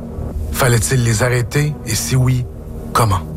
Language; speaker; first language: French; native; French